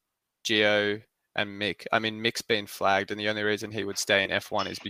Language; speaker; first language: English; native; English